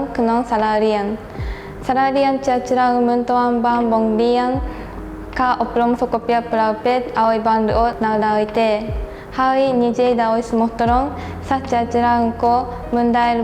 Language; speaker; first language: Khmer; non-native, fluent; Japanese